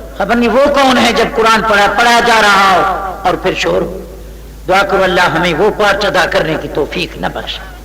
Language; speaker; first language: Urdu; non-native, local second language; Saraiki